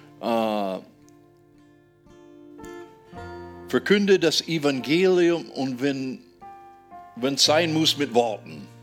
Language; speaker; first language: German; non-native, fluent; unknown